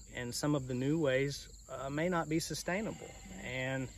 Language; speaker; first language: English; native; English